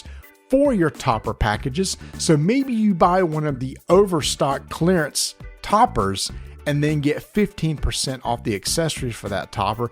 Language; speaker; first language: English; native; English